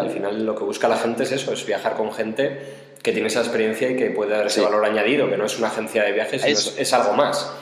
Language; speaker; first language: Spanish; native; Spanish